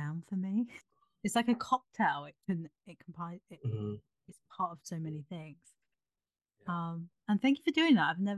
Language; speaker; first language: English; native; English